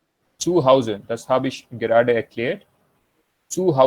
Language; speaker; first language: German; non-native, fluent; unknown